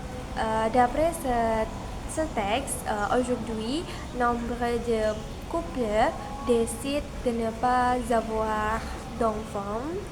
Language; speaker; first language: French; non-native, learner; Indonesian